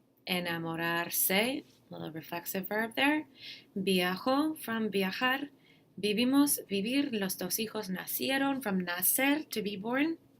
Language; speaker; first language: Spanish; non-native, fluent; English